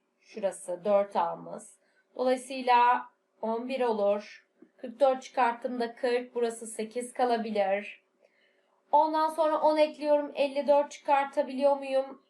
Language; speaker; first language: Turkish; native; Turkish